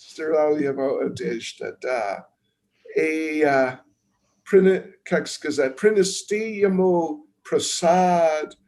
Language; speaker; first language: Russian; non-native, learner; English